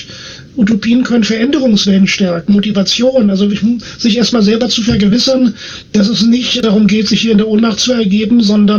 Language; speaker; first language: German; native; German